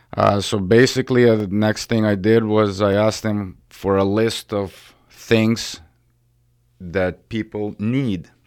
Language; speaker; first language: English; early bilingual, other home language; Ukrainian